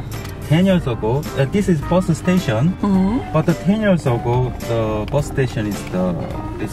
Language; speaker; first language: English; non-native, learner; Korean